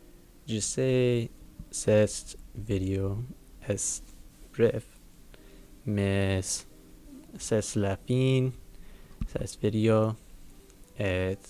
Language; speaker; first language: French; non-native, learner; English